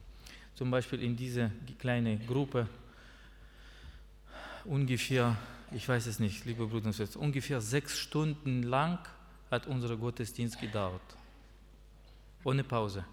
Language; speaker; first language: German; non-native, learner; Russian